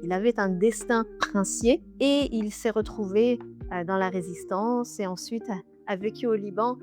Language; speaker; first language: French; native; French